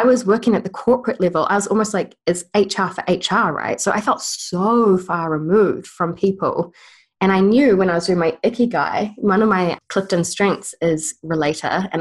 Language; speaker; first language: English; native; English